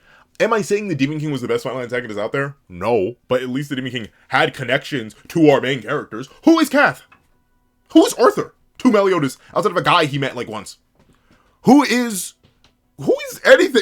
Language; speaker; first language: English; native; English